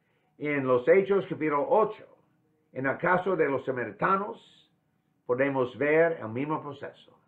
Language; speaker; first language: Spanish; non-native, fluent; English